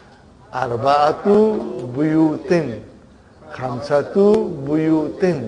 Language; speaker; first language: Arabic; non-native, fluent; Urdu